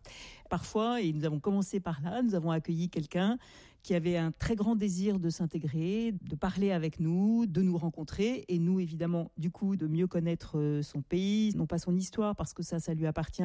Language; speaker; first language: French; native; French